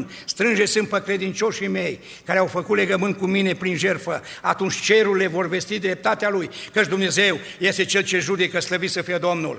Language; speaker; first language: Romanian; native; Romanian